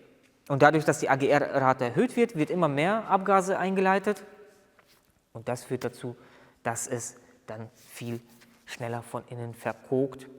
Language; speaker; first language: German; native; German